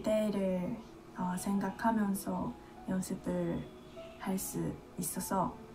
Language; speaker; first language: Korean; non-native, fluent; Japanese